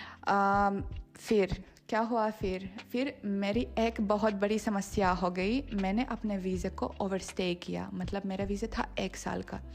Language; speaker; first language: Hindi; non-native, fluent; Russian